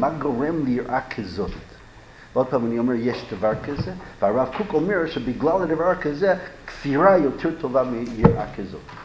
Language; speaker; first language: Hebrew; non-native, fluent; English